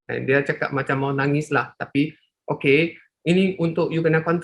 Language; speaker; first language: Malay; non-native, local second language; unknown